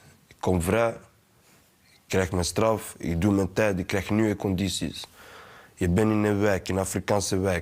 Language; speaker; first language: Dutch; early bilingual, other home language; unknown